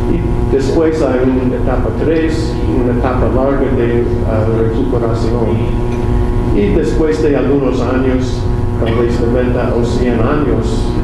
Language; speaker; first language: Spanish; non-native, learner; English